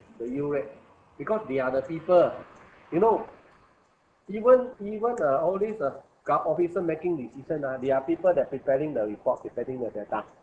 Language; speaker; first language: English; non-native, local second language; Chinese